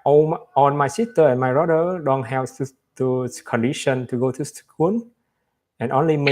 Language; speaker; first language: English; non-native, learner; Vietnamese